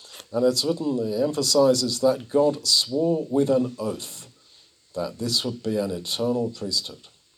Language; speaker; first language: English; native; English